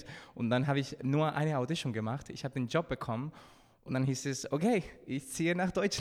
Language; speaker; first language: German; non-native, fluent; Spanish